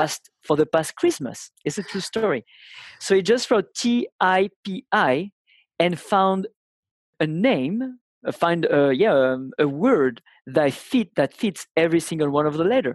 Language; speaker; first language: English; non-native, fluent; French